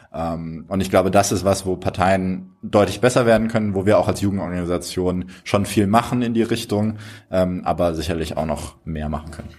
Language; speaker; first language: German; native; German